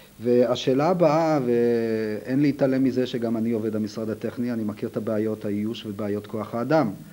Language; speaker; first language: Hebrew; native; Hebrew